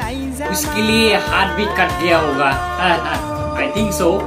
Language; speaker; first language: Hindi; non-native, local second language; Kok Borok